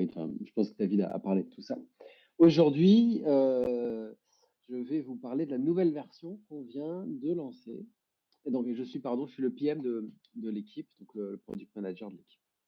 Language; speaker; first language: French; native; French